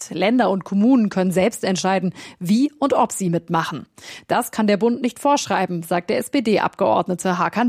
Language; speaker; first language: German; native; German